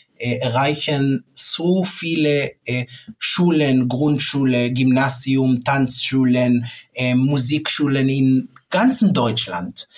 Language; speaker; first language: German; non-native, fluent; Hebrew